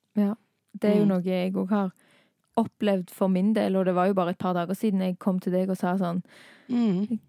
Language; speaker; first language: Norwegian; native; Norwegian